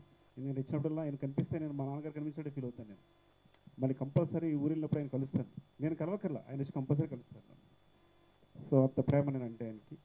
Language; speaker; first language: Telugu; native; Telugu